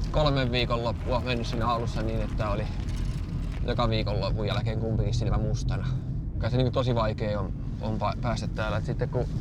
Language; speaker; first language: Finnish; native; Finnish